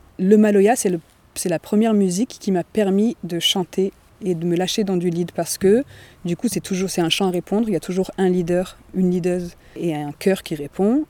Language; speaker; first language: French; native; French